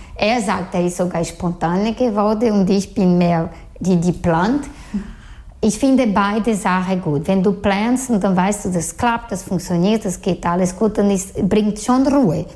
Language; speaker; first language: German; non-native, fluent; Portuguese